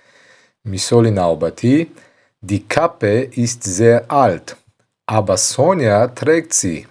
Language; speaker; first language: German; non-native, fluent; Tajik